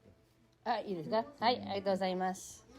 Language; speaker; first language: Japanese; non-native, learner; Filipino